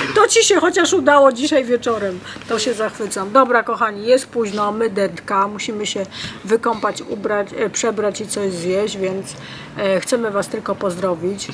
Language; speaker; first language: Polish; native; Polish